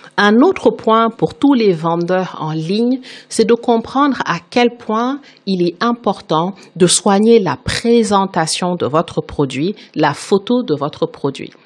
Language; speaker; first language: French; non-native, local second language; Wolof